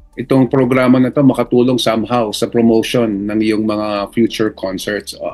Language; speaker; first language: Filipino; native; Filipino